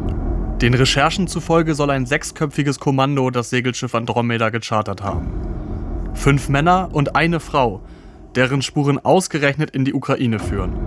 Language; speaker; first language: German; native; German